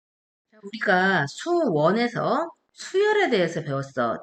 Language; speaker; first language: Korean; native; Korean